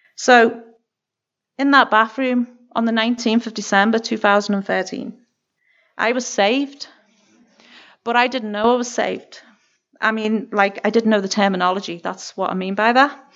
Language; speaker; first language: English; native; English